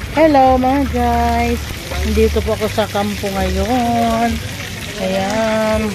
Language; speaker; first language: Filipino; non-native, local second language; Waray